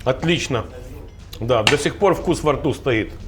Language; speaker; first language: Russian; native; Russian